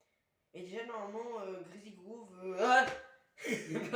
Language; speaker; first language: French; native; French